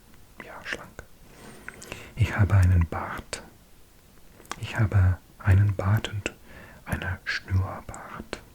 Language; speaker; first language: German; non-native, learner; English